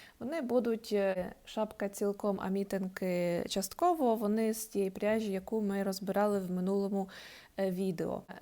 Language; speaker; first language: Ukrainian; non-native, local second language; Russian